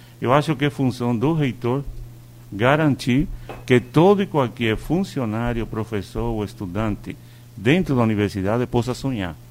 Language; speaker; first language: Portuguese; non-native, fluent; Spanish